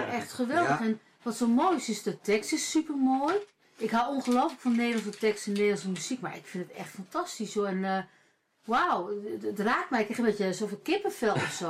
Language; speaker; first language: Dutch; native; Dutch